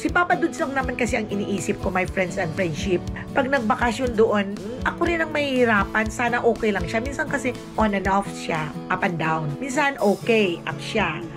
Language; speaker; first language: Filipino; native; Filipino